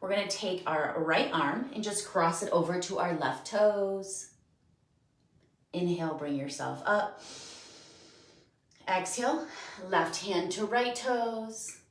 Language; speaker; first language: English; native; English